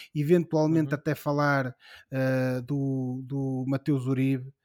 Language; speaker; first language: Portuguese; native; Portuguese